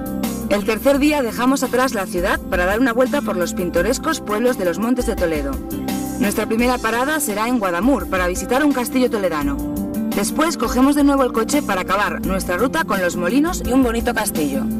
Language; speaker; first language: Spanish; native; Spanish